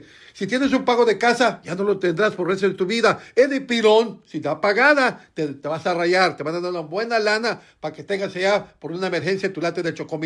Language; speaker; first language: Spanish; native; Spanish